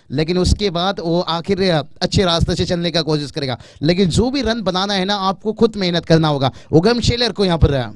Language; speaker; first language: Hindi; non-native, local second language; Marathi